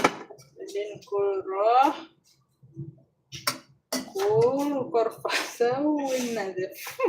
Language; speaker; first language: Arabic; non-native, learner; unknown